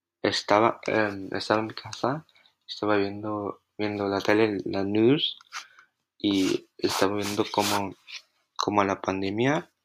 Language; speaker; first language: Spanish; early bilingual, heritage; Spanish